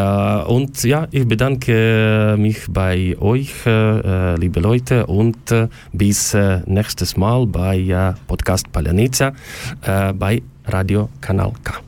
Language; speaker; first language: German; non-native, learner; Ukrainian